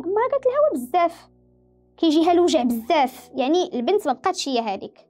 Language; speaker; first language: Arabic; native; Arabic